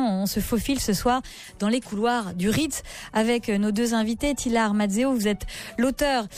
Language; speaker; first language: French; native; French